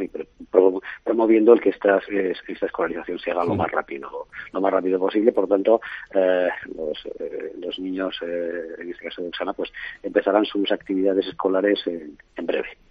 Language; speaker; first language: Spanish; native; Spanish